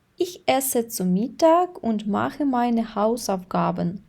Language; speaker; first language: German; non-native, fluent; Ukrainian